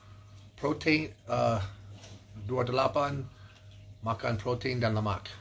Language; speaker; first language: Indonesian; non-native, learner; English